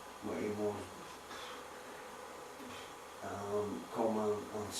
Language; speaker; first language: French; non-native, learner; English